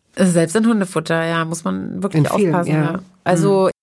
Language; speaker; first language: German; native; German